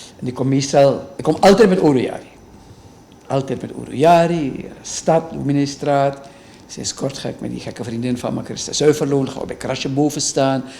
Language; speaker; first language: Dutch; native; Dutch